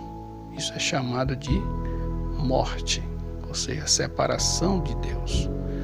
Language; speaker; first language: Portuguese; native; Portuguese